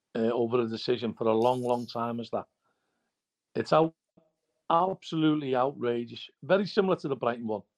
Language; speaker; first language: English; native; English